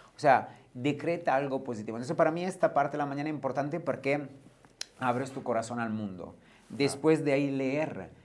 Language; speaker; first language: Spanish; non-native, fluent; Italian